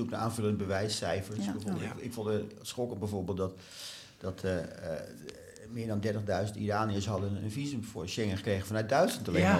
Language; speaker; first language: Dutch; native; Dutch